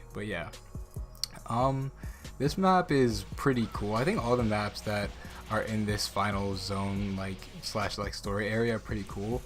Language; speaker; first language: English; native; English